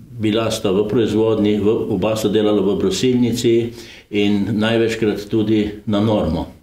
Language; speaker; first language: Slovenian; native; Slovenian